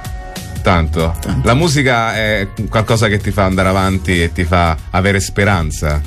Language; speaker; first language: Italian; native; Italian